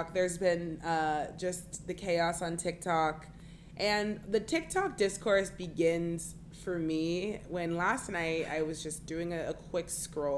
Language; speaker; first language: English; native; English